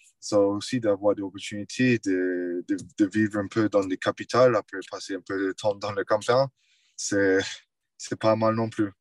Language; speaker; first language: French; non-native, fluent; English